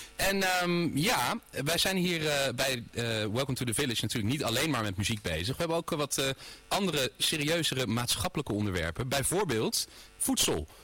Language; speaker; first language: Dutch; native; Dutch